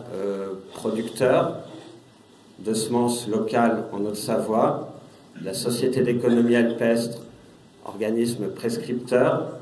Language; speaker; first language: French; native; French